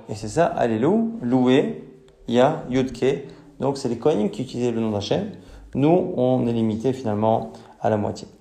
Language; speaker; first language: French; native; French